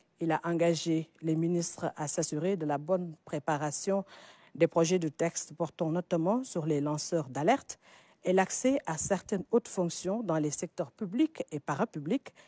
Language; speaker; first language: French; non-native, local second language; Wolof